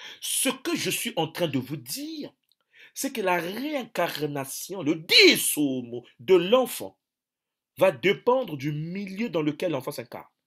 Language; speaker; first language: French; non-native, local second language; Kongo